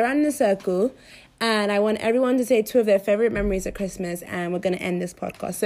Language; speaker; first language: English; non-native, local second language; Yoruba